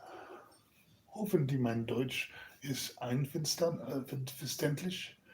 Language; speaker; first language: German; non-native, learner; Spanish